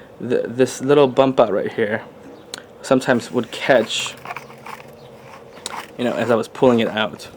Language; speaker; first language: English; native; English